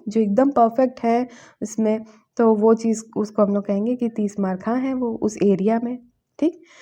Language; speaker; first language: Hindi; native; Hindi